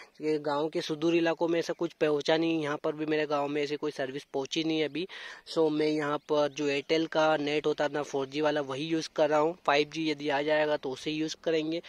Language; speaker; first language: Hindi; native; Hindi